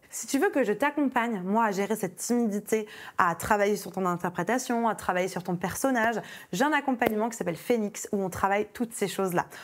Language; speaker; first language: French; native; French